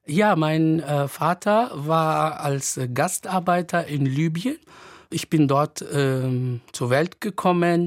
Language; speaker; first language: German; non-native, fluent; Arabic